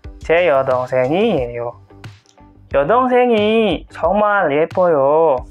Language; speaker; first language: Korean; non-native, fluent; Indonesian